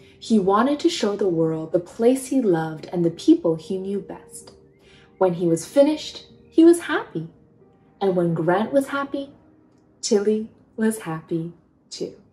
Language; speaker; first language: English; native; English